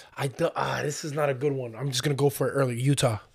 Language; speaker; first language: English; native; English